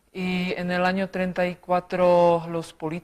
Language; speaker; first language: Spanish; non-native, fluent; Czech